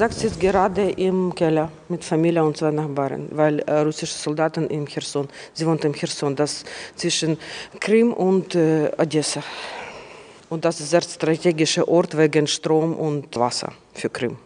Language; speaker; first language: German; non-native, learner; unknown